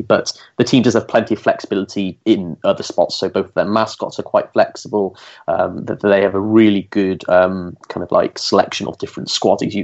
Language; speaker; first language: English; native; English